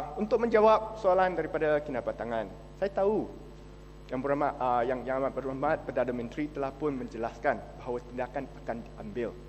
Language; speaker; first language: Malay; non-native, local second language; Chinese